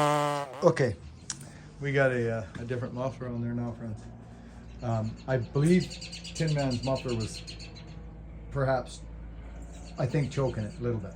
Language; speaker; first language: English; native; English